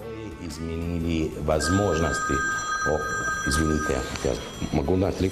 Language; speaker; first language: Russian; non-native, learner; Italian